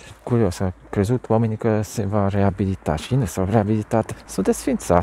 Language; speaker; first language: Romanian; non-native, local second language; Hungarian